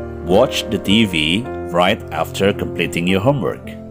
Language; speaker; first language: English; non-native, fluent; Indonesian